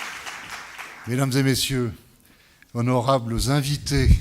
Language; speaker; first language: French; native; French